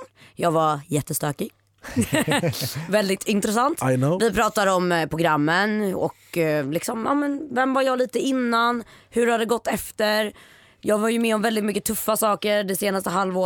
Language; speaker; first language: Swedish; native; Swedish